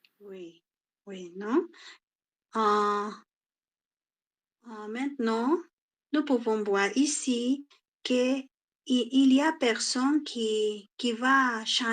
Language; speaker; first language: French; non-native, learner; Spanish